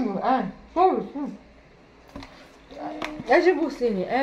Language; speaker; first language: Arabic; native; Arabic